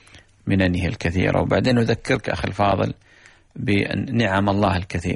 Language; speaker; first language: Arabic; native; Arabic